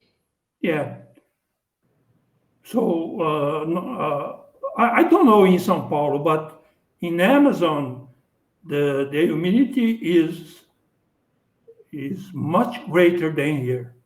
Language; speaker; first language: English; non-native, learner; Portuguese